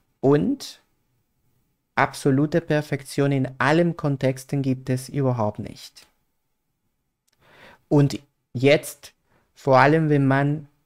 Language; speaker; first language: German; non-native, fluent; Spanish